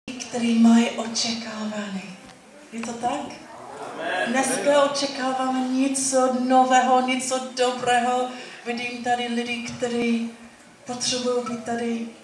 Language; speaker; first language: Czech; non-native, learner; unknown